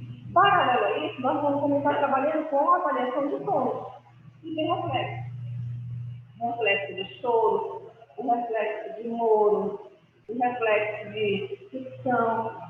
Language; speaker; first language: Portuguese; native; Portuguese